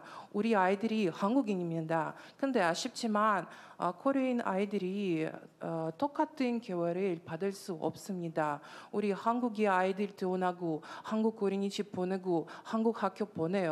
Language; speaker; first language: Korean; non-native, learner; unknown